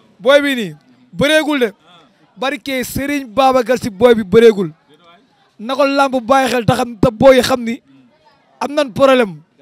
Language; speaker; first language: Wolof; native; Wolof